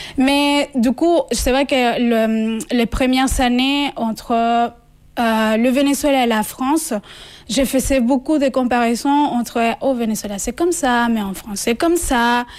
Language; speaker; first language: French; non-native, fluent; Spanish